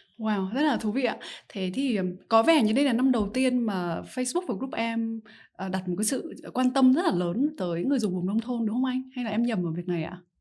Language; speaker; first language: Vietnamese; native; Vietnamese